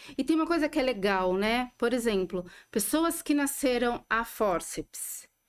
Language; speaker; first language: Portuguese; native; Portuguese